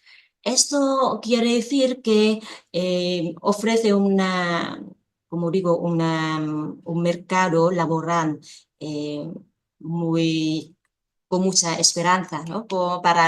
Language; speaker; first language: Spanish; non-native, fluent; Vietnamese